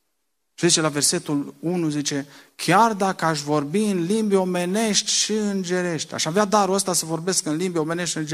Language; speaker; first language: Romanian; native; Romanian